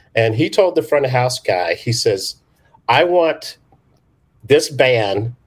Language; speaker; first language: English; native; English